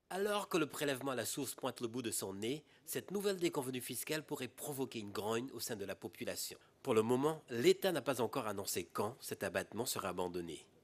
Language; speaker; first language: French; native; French